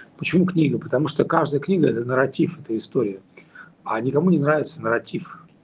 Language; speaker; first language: Russian; native; Russian